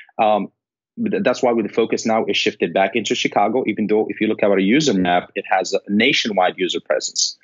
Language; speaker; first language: English; non-native, fluent; Arabic